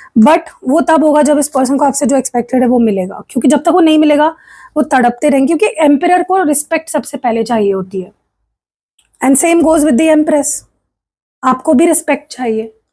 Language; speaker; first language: Hindi; non-native, local second language; Marathi